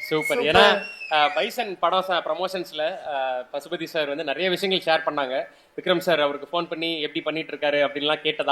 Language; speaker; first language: Tamil; native; Tamil